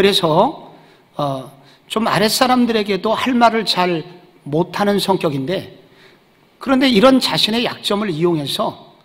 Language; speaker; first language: Korean; native; Korean